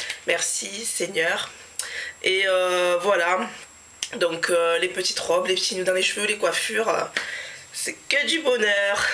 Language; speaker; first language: French; native; French